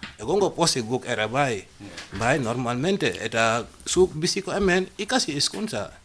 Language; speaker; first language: Basque; non-native, learner; Wolof